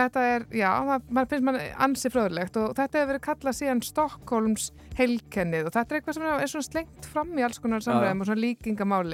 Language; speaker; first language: Icelandic; native; Icelandic